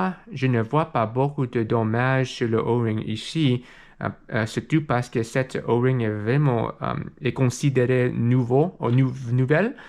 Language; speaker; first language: French; non-native, learner; English